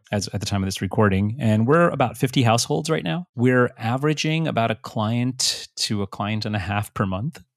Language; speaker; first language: English; early bilingual, other home language; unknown